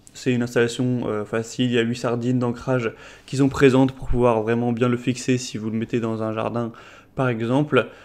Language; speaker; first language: French; native; French